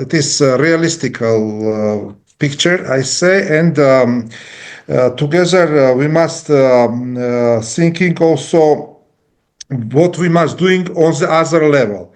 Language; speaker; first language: English; non-native, learner; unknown